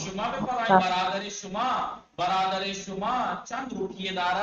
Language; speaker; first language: Persian; non-native, fluent; Urdu